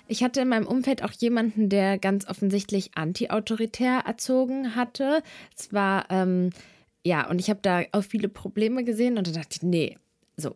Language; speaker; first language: German; early bilingual, other home language; Serbian